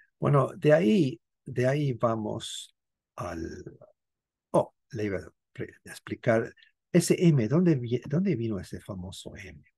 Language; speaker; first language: Spanish; non-native, fluent; English